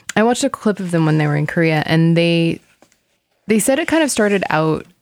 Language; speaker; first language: English; non-native, fluent; Korean